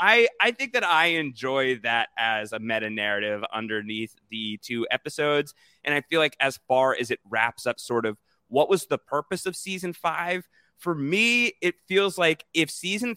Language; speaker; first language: English; native; English